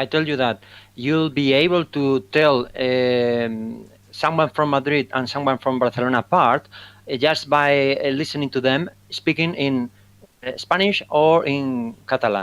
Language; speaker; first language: English; non-native, fluent; Spanish